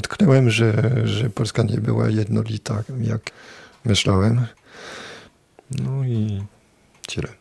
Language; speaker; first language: Polish; non-native, fluent; French